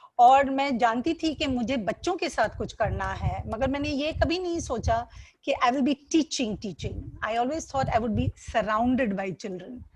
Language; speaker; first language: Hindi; non-native, local second language; Gujarati